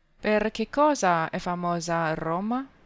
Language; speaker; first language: Italian; non-native, fluent; Chinese